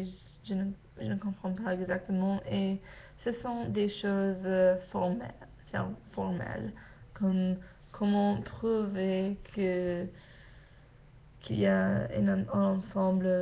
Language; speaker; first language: French; non-native, learner; English